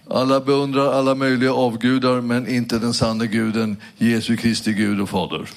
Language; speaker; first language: Swedish; native; Swedish